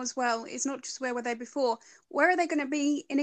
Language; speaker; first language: English; native; English